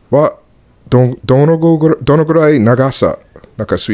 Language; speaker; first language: Japanese; non-native, learner; English